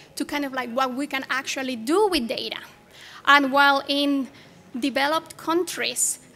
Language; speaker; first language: English; non-native, fluent; Spanish